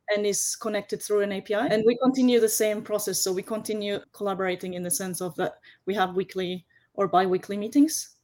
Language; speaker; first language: English; non-native, fluent; German